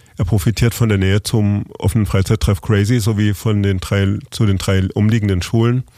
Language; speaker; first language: German; native; German